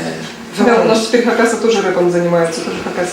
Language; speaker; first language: Russian; native; Russian